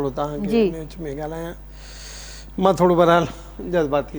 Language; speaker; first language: Sindhi; native; Sindhi